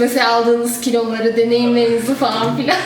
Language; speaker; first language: Turkish; native; Turkish